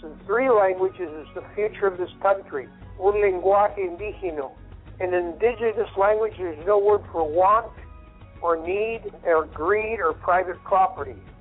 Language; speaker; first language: English; early bilingual, other home language; Spanish